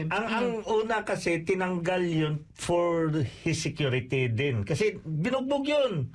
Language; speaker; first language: Filipino; non-native, local second language; Cebuano